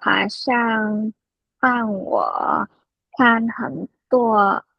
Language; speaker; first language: Chinese; non-native, learner; Vietnamese